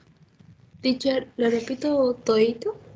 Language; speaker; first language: Spanish; native; Spanish